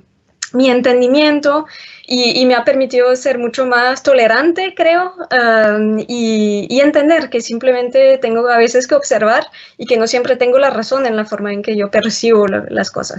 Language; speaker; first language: Spanish; non-native, fluent; French